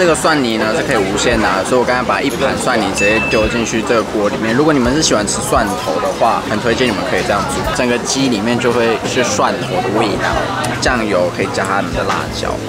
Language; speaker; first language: Chinese; native; Chinese